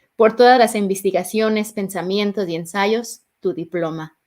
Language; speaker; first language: Spanish; early bilingual, heritage; Spanish